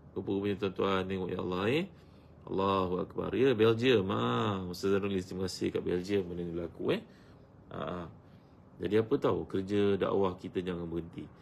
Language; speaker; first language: Malay; native; Malay